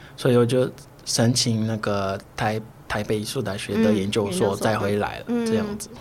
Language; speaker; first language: Chinese; non-native, fluent; Portuguese